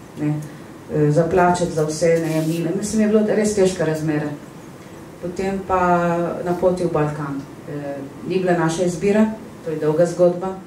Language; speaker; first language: Slovenian; non-native, fluent; Arabic